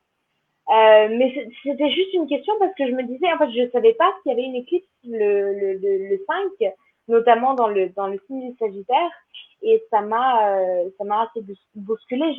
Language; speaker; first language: French; native; French